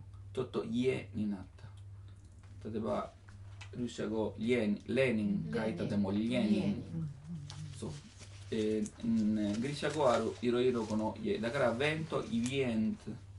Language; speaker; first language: Japanese; non-native, learner; Italian